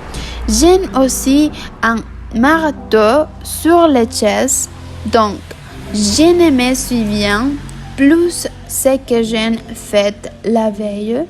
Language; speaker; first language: French; non-native, learner; Spanish